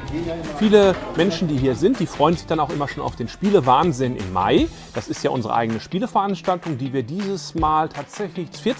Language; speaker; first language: German; native; German